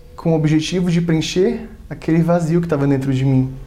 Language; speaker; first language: Portuguese; native; Portuguese